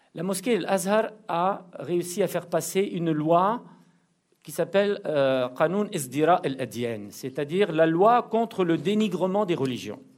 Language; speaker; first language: French; non-native, local second language; Arabic